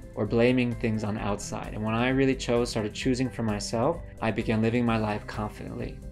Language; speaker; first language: English; native; English